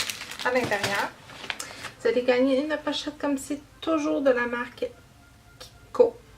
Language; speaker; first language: French; native; French